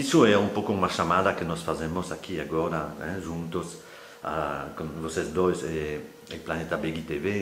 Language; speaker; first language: Portuguese; non-native, fluent; French